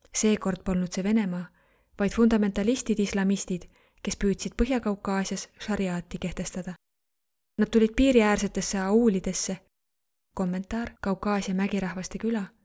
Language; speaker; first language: Estonian; non-native, fluent; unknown